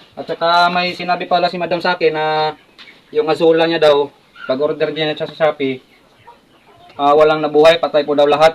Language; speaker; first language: Filipino; non-native, local second language; Cebuano